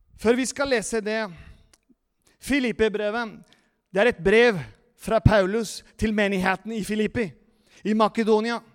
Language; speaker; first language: Norwegian; non-native, fluent; Spanish